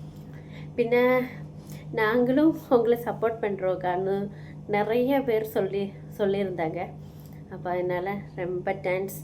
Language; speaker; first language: Tamil; non-native, local second language; Malayalam